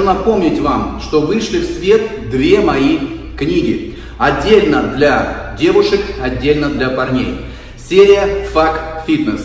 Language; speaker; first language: Russian; native; Russian